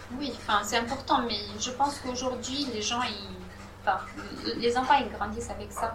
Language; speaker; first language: French; non-native, fluent; Romanian